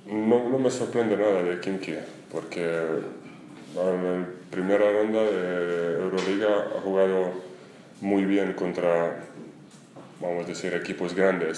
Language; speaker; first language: Spanish; non-native, fluent; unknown